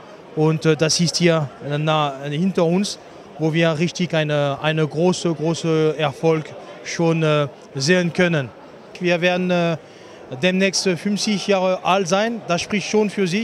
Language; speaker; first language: German; non-native, fluent; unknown